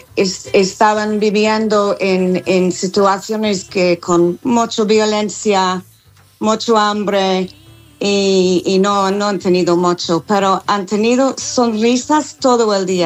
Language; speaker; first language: Spanish; non-native, learner; English